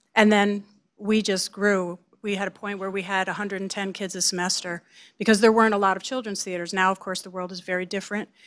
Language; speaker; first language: English; native; English